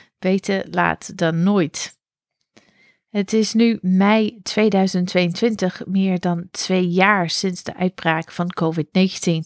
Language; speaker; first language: Dutch; non-native, fluent; English